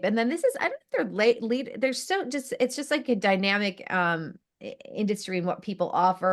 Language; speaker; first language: English; native; English